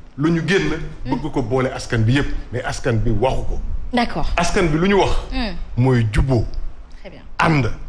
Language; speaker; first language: Wolof; native; Wolof